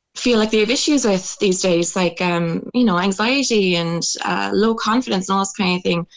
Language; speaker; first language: English; native; English